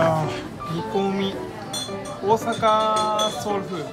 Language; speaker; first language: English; non-native, learner; Japanese